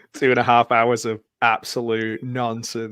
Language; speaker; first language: English; native; English